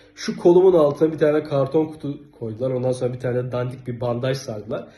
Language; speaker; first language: Turkish; native; Turkish